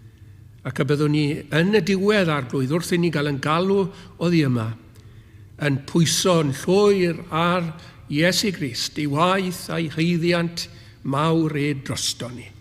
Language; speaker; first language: Welsh; native; Welsh